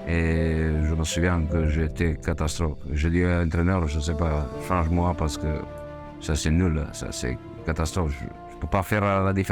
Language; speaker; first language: French; non-native, fluent; Serbian